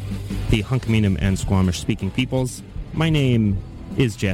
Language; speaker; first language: English; native; English